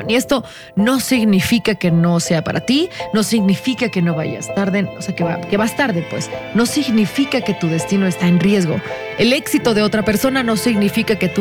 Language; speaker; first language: Spanish; native; Spanish